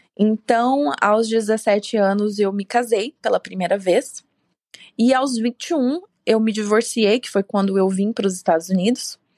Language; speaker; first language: Portuguese; native; Portuguese